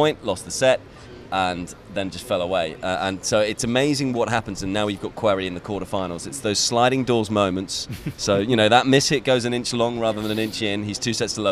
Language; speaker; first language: English; native; English